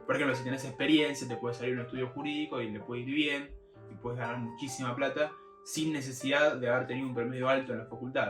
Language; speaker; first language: Spanish; native; Spanish